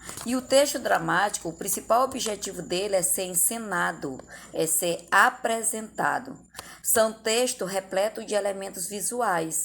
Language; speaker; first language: Portuguese; native; Portuguese